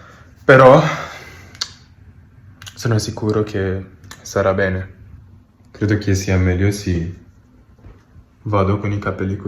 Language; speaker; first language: Italian; non-native, learner; Spanish